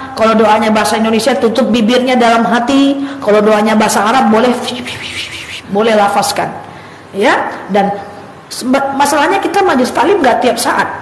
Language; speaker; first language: Indonesian; native; Indonesian